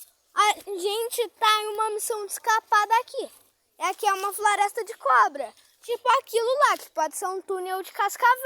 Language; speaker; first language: Portuguese; native; Portuguese